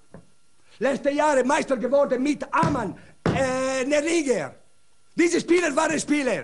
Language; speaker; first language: German; non-native, learner; Italian